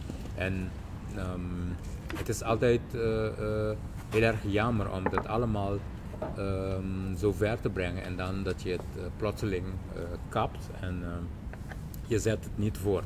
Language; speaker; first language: Dutch; non-native, local second language; Papiamento